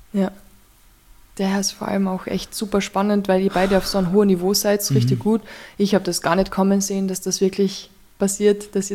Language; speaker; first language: German; native; German